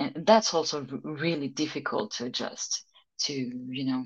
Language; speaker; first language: English; non-native, fluent; French